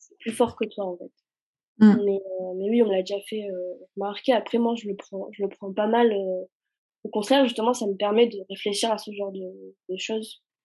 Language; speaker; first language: French; early bilingual, other home language; Arabic